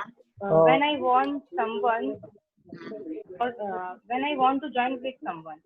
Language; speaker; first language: English; non-native, learner; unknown